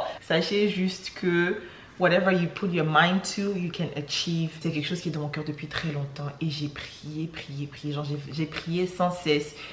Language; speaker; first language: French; native; French